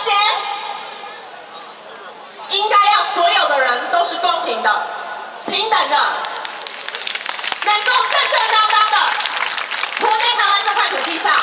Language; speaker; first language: Chinese; native; Chinese